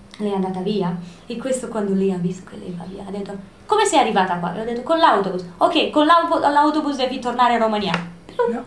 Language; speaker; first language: Italian; non-native, fluent; Romanian